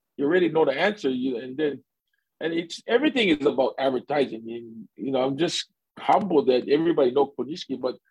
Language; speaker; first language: English; native; English